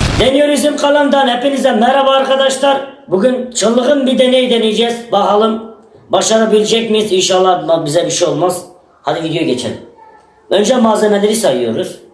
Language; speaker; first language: Turkish; native; Turkish